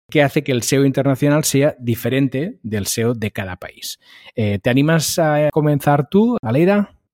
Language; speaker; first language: Spanish; non-native, local second language; Catalan